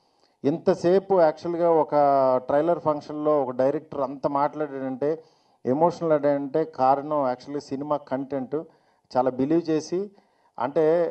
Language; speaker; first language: Telugu; native; Telugu